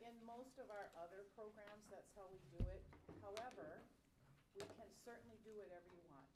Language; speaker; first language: English; native; English